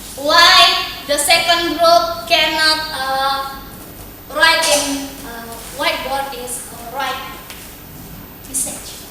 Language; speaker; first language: English; non-native, learner; Indonesian